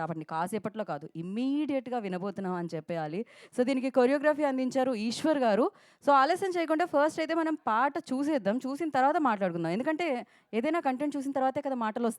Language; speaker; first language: Telugu; native; Telugu